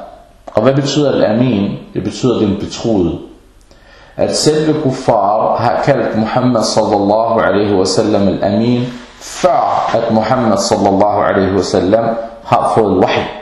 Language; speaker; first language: Danish; early bilingual, other home language; Arabic